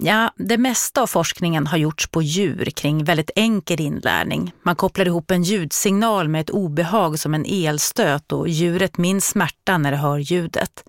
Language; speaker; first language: Swedish; native; Swedish